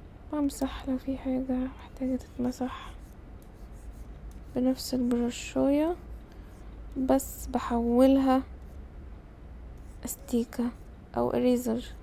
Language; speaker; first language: Arabic; native; Arabic